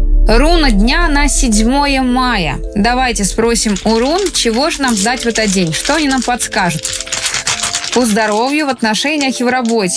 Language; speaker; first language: Russian; native; Russian